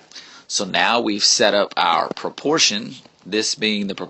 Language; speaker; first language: English; native; English